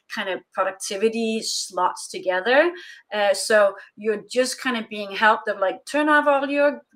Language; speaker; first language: English; non-native, fluent; Danish